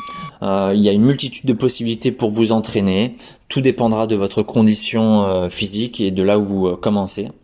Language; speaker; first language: French; native; French